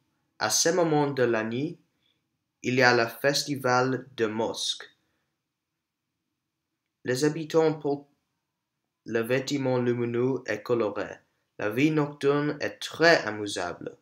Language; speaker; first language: French; non-native, learner; English